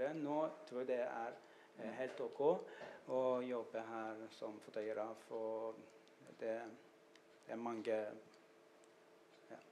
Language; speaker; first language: Norwegian; non-native, learner; Persian